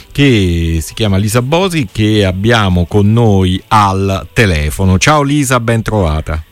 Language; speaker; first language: Italian; native; Italian